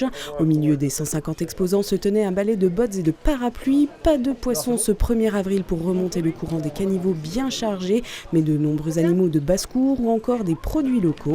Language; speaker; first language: French; native; French